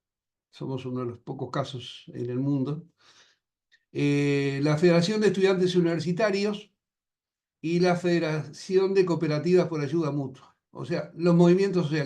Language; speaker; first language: Spanish; native; Spanish